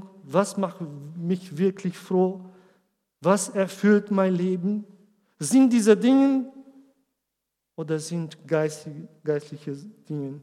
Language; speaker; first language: German; non-native, learner; Portuguese